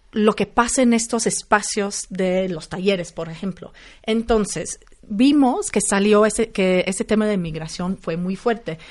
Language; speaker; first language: Spanish; non-native, fluent; English